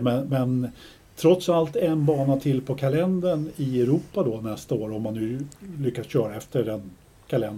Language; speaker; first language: Swedish; native; Swedish